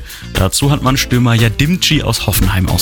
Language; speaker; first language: German; native; German